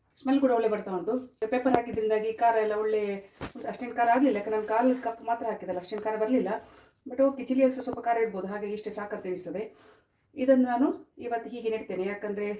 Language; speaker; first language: Kannada; non-native, local second language; Konkani